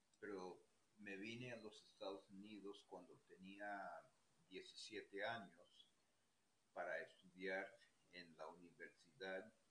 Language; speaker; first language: Spanish; native; Spanish